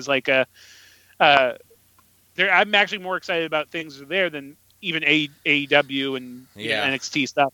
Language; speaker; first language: English; native; English